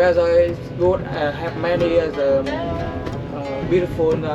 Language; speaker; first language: English; non-native, learner; Vietnamese